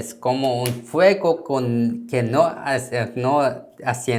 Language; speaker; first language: Spanish; non-native, learner; Korean